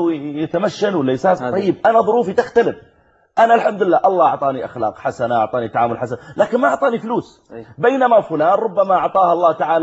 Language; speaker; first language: Arabic; native; Arabic